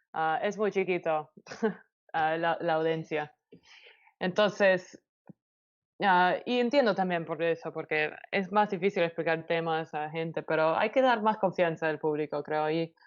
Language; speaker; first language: Spanish; early bilingual, heritage; Spanish